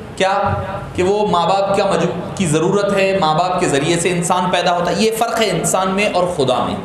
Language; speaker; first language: Urdu; native; Urdu